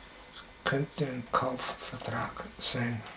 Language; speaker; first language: German; native; German